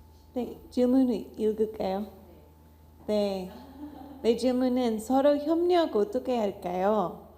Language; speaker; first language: Korean; non-native, fluent; English